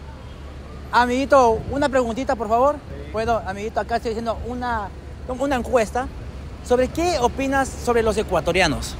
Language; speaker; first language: Spanish; native; Spanish